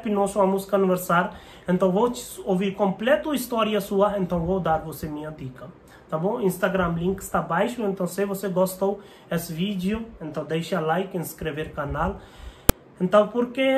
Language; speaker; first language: Portuguese; non-native, learner; Hindi